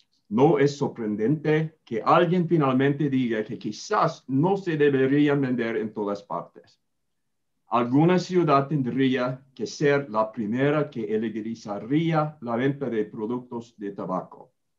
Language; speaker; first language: Spanish; non-native, learner; English